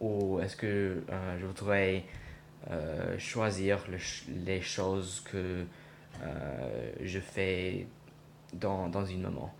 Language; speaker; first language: French; non-native, learner; English